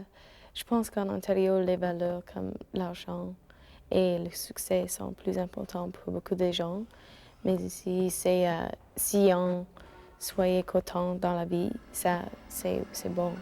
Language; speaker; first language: French; non-native, fluent; English